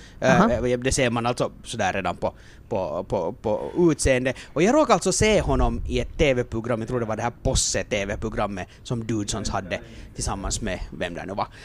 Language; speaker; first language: Swedish; native; Swedish